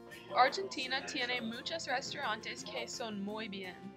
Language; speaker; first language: Spanish; non-native, learner; English